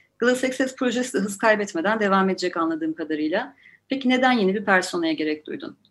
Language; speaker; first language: Turkish; native; Turkish